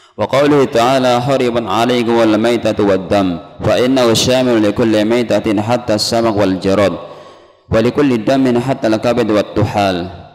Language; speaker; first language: Arabic; non-native, fluent; Indonesian